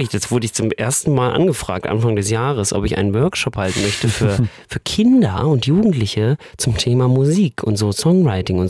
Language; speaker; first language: German; native; German